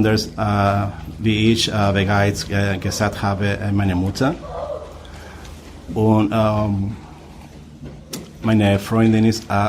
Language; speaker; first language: German; non-native, learner; Spanish